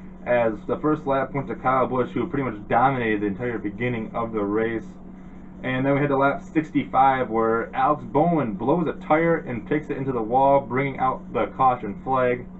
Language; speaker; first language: English; native; English